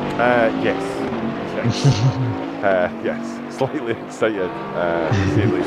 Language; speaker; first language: English; native; English